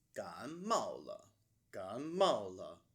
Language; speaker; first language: Chinese; non-native, learner; English